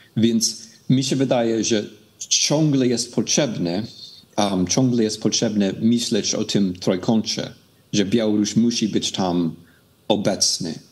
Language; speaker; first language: Polish; non-native, fluent; English